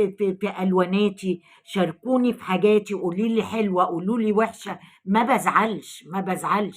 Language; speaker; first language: Arabic; native; Arabic